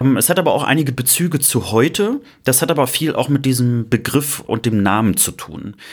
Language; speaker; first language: German; native; German